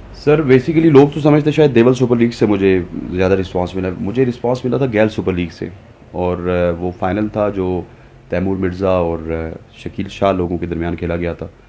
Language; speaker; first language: Urdu; non-native, local second language; Punjabi